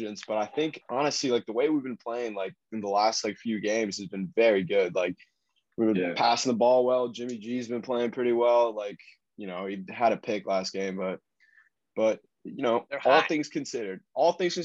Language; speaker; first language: English; native; English